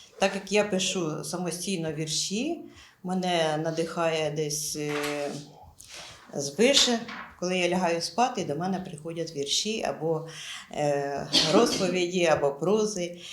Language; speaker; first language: Ukrainian; non-native, local second language; Russian